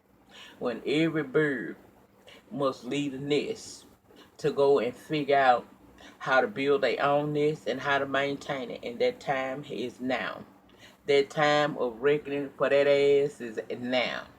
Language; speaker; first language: English; native; English